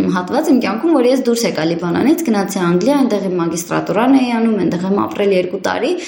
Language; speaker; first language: Armenian; early bilingual, heritage; Armenian